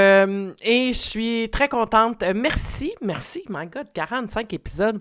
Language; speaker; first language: French; native; French